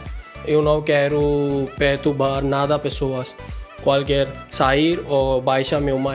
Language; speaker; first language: Portuguese; non-native, learner; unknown